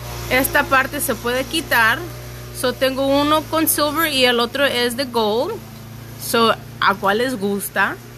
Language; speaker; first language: Spanish; early bilingual, heritage; Spanish